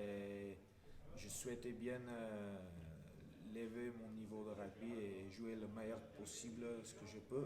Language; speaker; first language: French; non-native, fluent; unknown